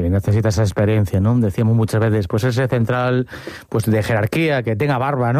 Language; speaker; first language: Spanish; native; Spanish